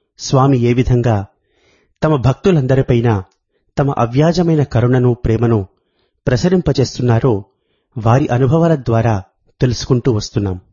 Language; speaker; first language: Telugu; native; Telugu